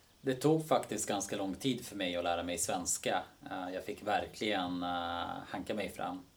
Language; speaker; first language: Swedish; early bilingual, other home language; Bosnian